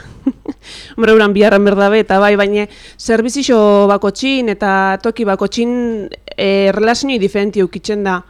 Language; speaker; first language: Basque; native; Basque